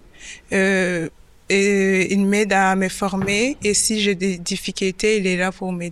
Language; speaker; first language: French; non-native, local second language; Kinyarwanda